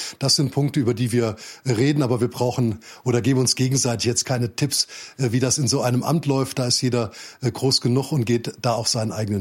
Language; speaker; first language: German; native; German